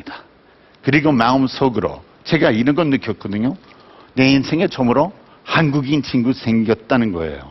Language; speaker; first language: Korean; non-native, fluent; English